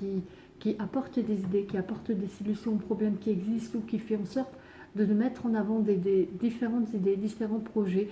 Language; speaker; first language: French; native; French